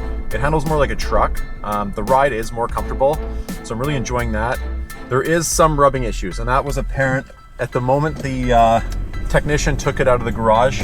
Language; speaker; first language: English; native; English